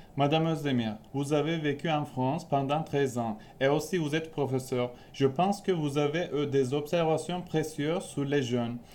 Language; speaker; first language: French; non-native, fluent; Turkish